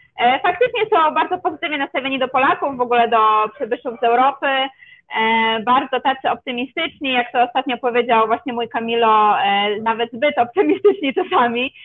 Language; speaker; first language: Polish; native; Polish